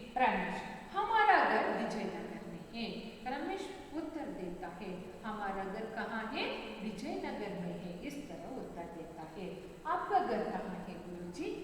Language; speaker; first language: Hindi; non-native, local second language; Kannada